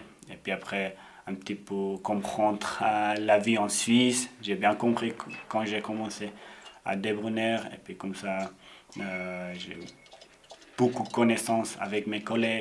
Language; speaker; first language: French; non-native, learner; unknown